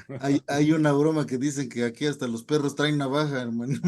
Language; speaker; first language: Spanish; native; Spanish